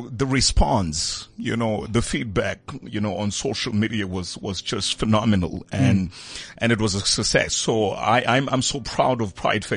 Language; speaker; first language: English; non-native, local second language; Tswana